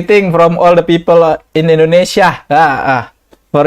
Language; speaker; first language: English; non-native, learner; Indonesian